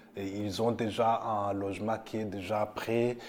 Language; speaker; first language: French; non-native, local second language; Rundi